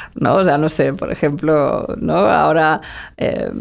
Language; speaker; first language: Spanish; early bilingual, other home language; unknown